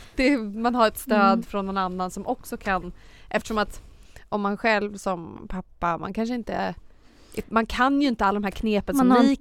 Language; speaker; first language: Swedish; native; Swedish